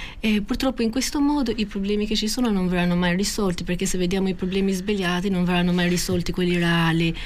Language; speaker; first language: Italian; non-native, fluent; Albanian